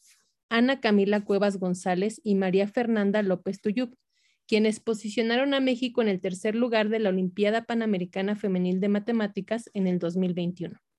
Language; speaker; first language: Spanish; native; Spanish